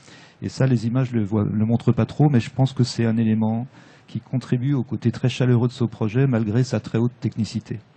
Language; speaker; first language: French; native; French